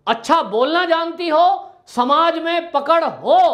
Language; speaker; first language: Hindi; native; Hindi